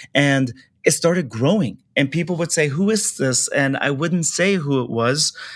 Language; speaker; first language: English; early bilingual, other home language; Persian